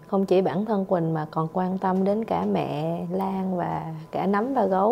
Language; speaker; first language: Vietnamese; native; Vietnamese